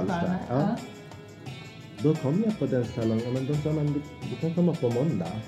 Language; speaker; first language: Swedish; non-native, fluent; Azerbaijani